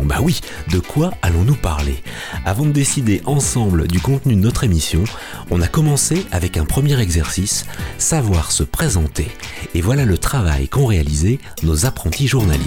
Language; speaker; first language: French; native; French